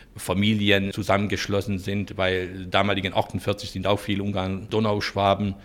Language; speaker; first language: German; non-native, fluent; Hungarian